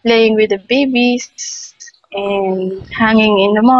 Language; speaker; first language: English; non-native, learner; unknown